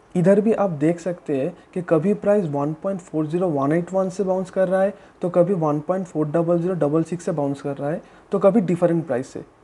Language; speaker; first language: Hindi; native; Hindi